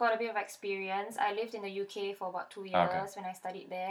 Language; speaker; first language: English; native; English